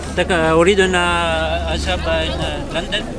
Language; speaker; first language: Arabic; non-native, learner; Gujarati